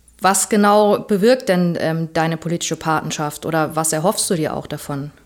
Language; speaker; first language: German; native; German